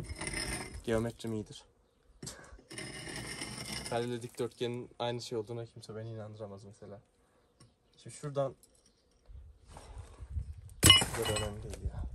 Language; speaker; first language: Turkish; native; Turkish